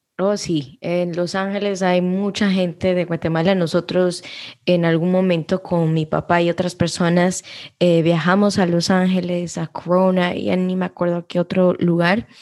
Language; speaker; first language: Spanish; early bilingual, heritage; Spanish